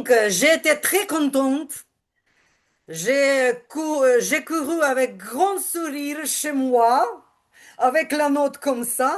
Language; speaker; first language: French; non-native, learner; Ukrainian